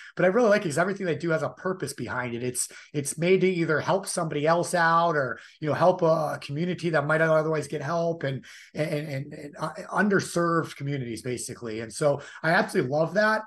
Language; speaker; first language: English; native; English